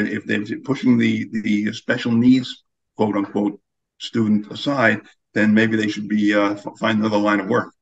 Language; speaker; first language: English; native; English